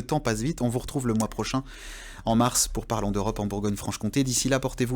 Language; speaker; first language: French; native; French